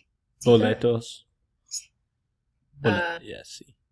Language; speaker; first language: Spanish; non-native, learner; English